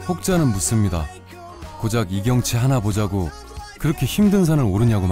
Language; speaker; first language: Korean; native; Korean